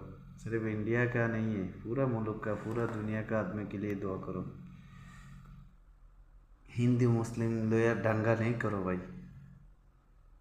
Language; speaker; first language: Hindi; non-native, learner; Bangla